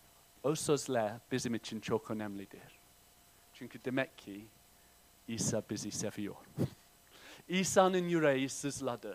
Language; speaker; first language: Turkish; non-native, fluent; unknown